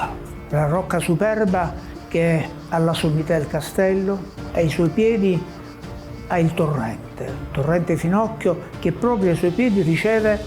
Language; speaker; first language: Italian; native; Italian